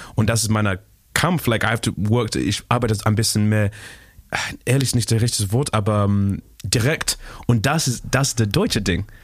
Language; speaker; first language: German; non-native, learner; Shona